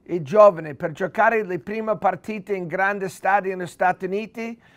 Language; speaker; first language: Italian; non-native, learner; English